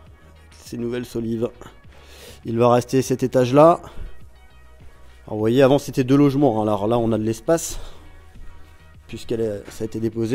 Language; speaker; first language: French; native; French